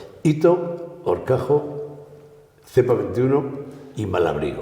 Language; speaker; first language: Spanish; native; Spanish